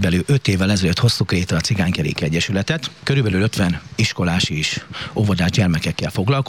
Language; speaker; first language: Hungarian; native; Hungarian